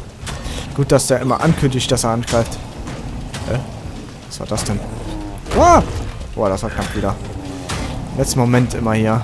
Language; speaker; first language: German; native; German